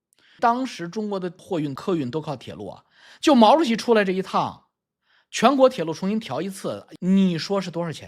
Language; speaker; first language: Chinese; native; Chinese